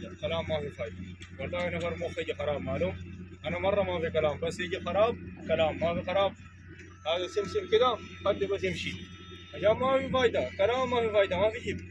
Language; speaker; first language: Arabic; non-native, learner; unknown